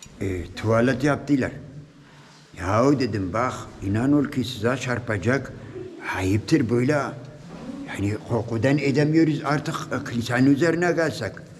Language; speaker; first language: Turkish; non-native, local second language; Turoyo